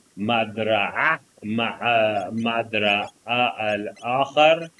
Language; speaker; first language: Arabic; non-native, learner; English